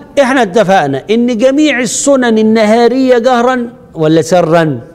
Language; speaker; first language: Arabic; native; Arabic